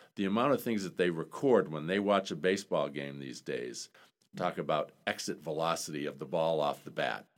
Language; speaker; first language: English; native; English